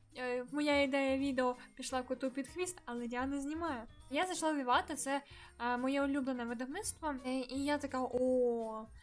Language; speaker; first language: Ukrainian; native; Ukrainian